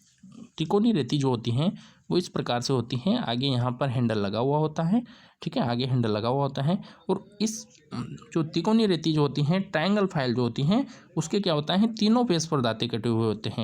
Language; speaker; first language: Hindi; native; Hindi